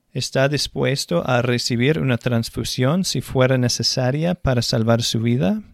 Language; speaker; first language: Spanish; non-native, fluent; English